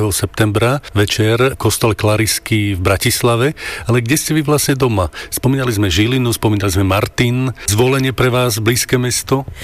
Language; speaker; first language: Slovak; native; Slovak